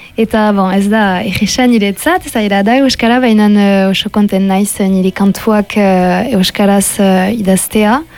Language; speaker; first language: Basque; non-native, local second language; French